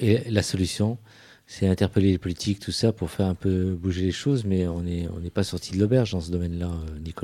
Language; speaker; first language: French; native; French